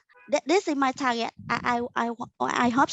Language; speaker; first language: English; non-native, learner; Vietnamese